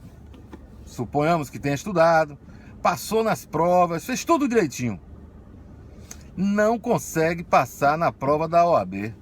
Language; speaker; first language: Portuguese; native; Portuguese